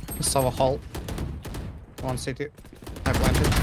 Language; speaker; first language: English; non-native, learner; Russian